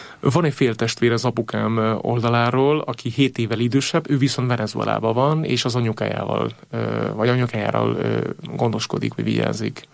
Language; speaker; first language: Hungarian; non-native, fluent; Spanish